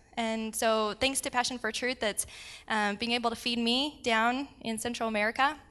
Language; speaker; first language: English; native; English